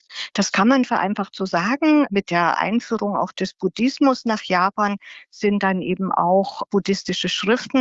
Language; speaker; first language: German; native; German